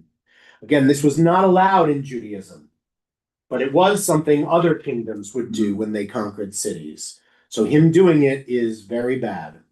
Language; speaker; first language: English; native; English